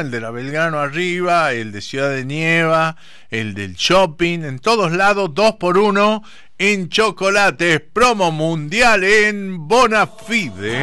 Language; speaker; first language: Spanish; native; Spanish